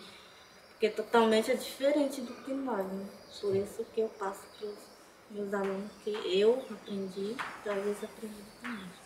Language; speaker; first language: Portuguese; non-native, local second language; Guarani